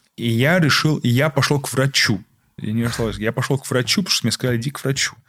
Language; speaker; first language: Russian; early bilingual, heritage; Russian